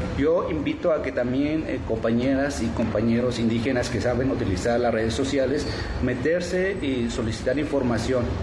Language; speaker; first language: Spanish; non-native, local second language; Nahuatl languages